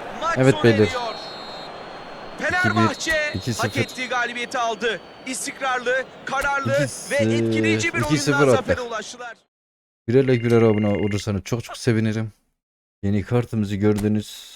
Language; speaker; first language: Turkish; native; Turkish